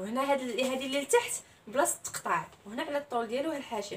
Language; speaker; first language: Arabic; native; Arabic